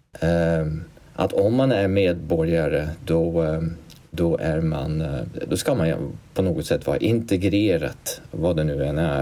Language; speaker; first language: Swedish; non-native, fluent; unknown